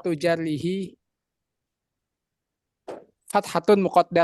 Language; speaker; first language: Arabic; non-native, learner; Indonesian